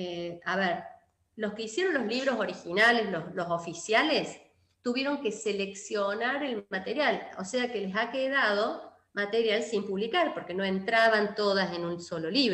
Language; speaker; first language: Spanish; native; Spanish